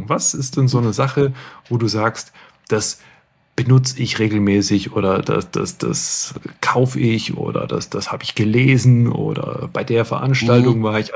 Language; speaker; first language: German; native; German